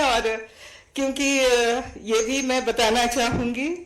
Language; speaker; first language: Hindi; non-native, fluent; Sinhala